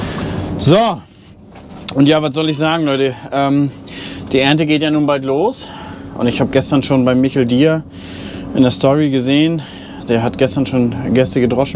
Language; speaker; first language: German; native; German